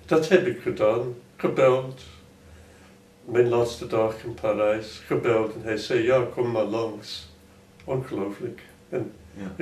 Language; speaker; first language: Dutch; non-native, fluent; English